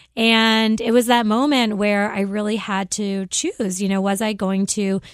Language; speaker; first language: English; native; English